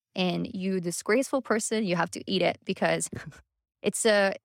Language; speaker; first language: English; early bilingual, other home language; Spanish